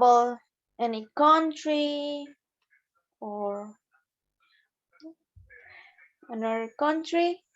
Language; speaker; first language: English; non-native, learner; Spanish